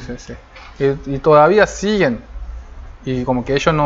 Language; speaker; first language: Spanish; non-native, fluent; Korean